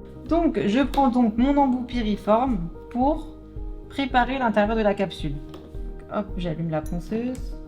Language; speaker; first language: French; native; French